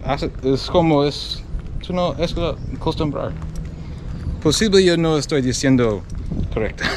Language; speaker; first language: Spanish; non-native, learner; English